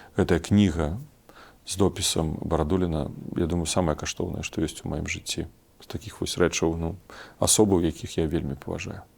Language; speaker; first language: Belarusian; non-native, local second language; Russian